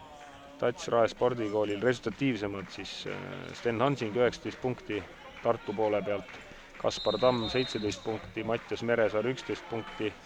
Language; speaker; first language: Estonian; native; Estonian